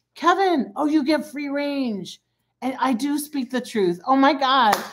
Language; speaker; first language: English; native; English